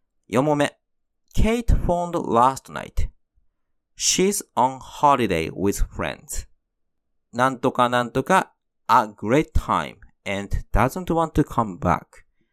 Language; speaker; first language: English; non-native, fluent; Japanese